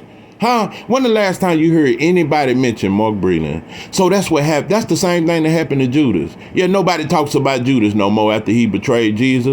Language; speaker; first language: English; native; English